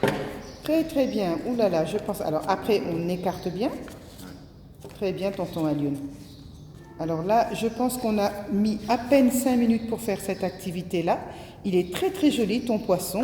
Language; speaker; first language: French; native; French